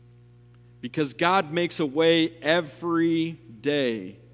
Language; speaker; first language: English; native; English